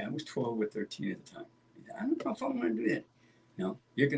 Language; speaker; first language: English; native; English